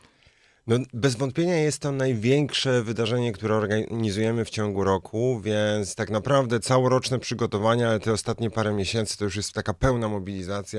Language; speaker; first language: Polish; native; Polish